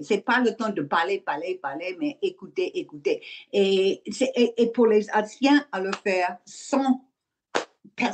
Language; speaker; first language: French; non-native, learner; English